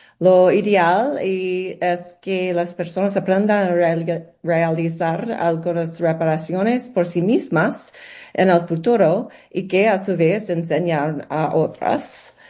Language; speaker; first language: Spanish; non-native, learner; English